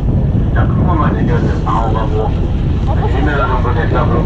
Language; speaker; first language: Korean; native; Korean